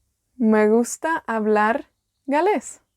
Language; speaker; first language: Spanish; non-native, learner; Welsh